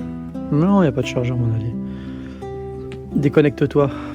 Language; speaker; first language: French; native; French